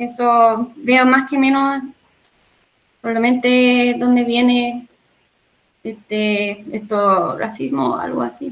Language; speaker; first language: Spanish; non-native, learner; English